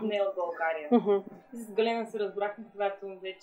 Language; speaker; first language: Bulgarian; native; Bulgarian